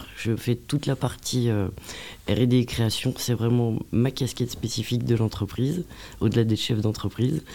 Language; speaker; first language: French; native; French